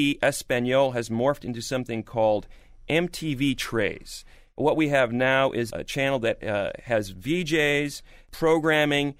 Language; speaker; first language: English; native; English